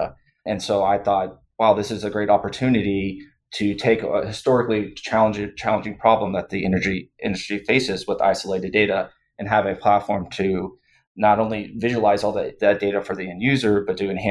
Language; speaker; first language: English; native; English